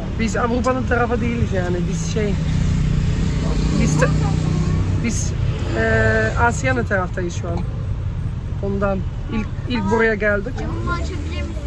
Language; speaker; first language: Turkish; early bilingual, heritage; Turkish